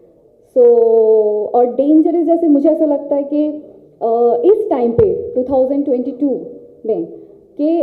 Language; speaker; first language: Hindi; non-native, local second language; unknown